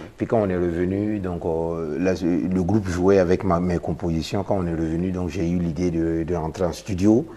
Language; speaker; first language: French; non-native, local second language; Mossi